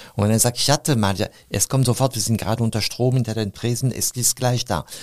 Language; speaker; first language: German; non-native, fluent; French